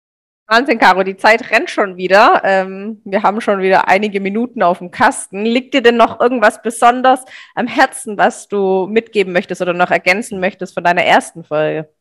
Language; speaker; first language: German; native; German